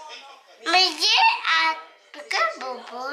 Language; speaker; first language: French; native; French